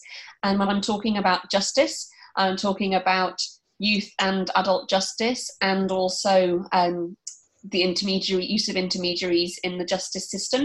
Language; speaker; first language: English; native; English